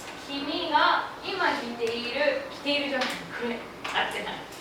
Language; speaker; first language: Japanese; non-native, fluent; English